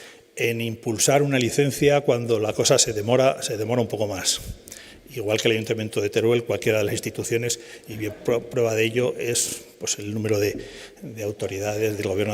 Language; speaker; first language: Spanish; native; Spanish